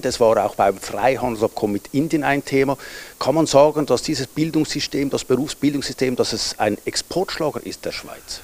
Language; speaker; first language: German; native; German